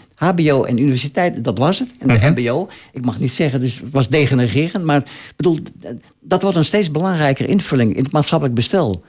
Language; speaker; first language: Dutch; native; Dutch